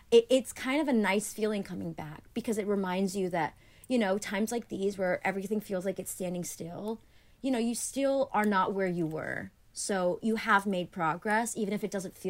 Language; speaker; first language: English; early bilingual, other home language; Greek